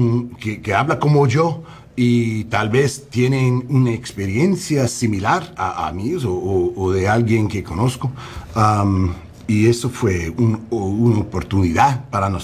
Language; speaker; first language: Spanish; non-native, learner; English